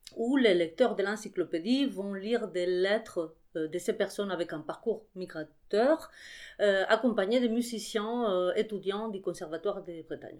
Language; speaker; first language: French; non-native, fluent; Spanish